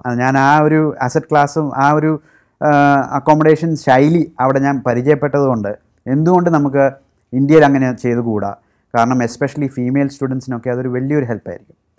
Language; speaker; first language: Malayalam; native; Malayalam